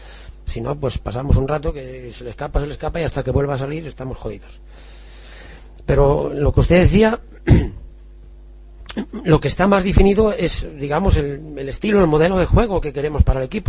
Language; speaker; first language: Spanish; native; Spanish